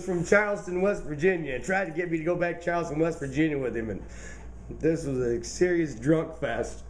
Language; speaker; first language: English; native; English